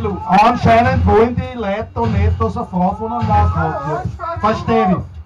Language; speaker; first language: German; native; German